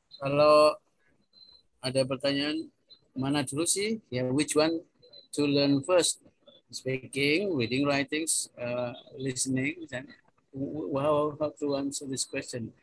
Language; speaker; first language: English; non-native, learner; Indonesian